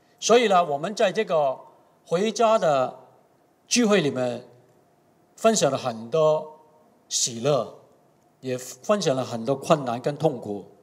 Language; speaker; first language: Chinese; non-native, local second language; Cantonese